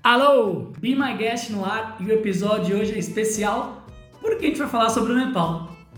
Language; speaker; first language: Portuguese; native; Portuguese